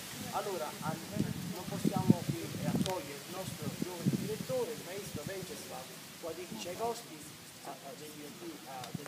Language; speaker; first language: Italian; native; Italian